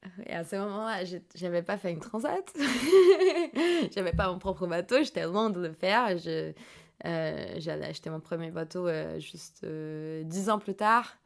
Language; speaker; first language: French; non-native, fluent; Portuguese